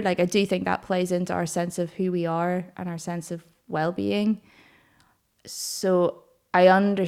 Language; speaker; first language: English; native; English